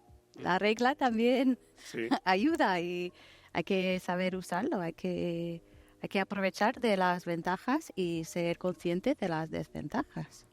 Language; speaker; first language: Spanish; non-native, fluent; English